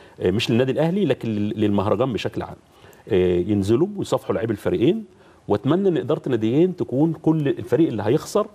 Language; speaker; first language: Arabic; native; Arabic